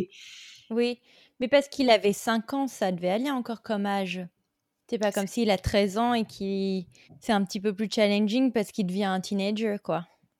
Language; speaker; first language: French; native; French